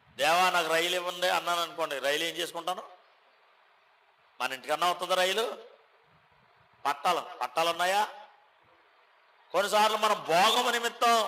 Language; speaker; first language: Telugu; native; Telugu